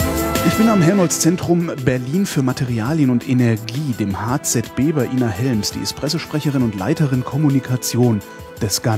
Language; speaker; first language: German; native; German